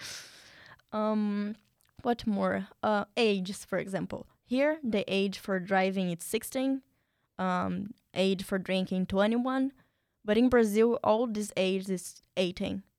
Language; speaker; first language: English; non-native, fluent; Portuguese